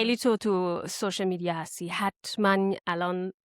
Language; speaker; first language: Persian; early bilingual, heritage; Persian